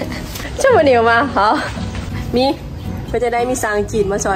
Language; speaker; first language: Chinese; non-native, fluent; Lao